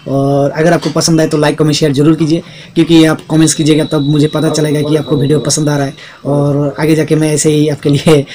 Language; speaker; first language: Hindi; native; Hindi